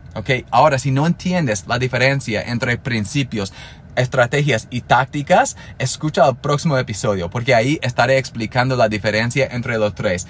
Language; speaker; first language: Spanish; non-native, fluent; English